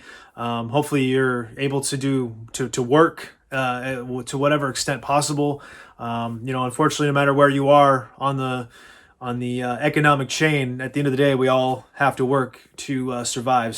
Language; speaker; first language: English; native; English